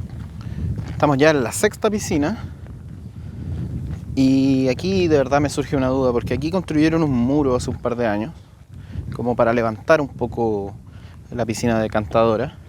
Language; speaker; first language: Spanish; native; Spanish